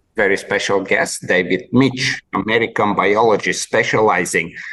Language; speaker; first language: English; non-native, fluent; Bulgarian